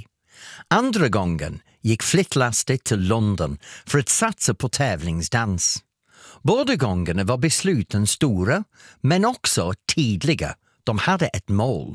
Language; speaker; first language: Swedish; non-native, fluent; English